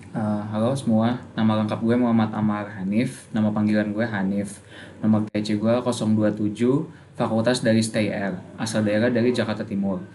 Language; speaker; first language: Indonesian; native; Indonesian